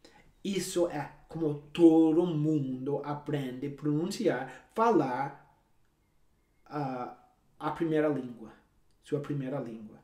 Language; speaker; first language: Portuguese; non-native, fluent; English